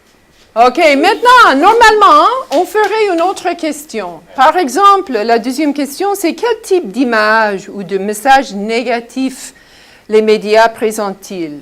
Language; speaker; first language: French; non-native, fluent; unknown